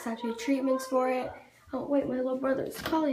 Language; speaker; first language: English; native; English